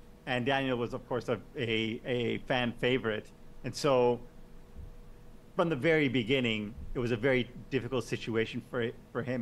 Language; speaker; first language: English; native; English